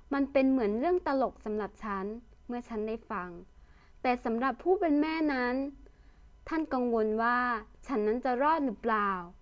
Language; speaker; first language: Thai; early bilingual, other home language; Lao